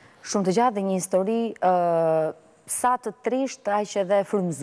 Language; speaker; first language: Albanian; native; Albanian